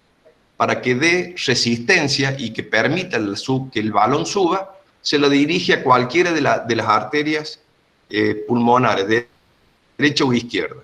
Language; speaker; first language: Spanish; native; Spanish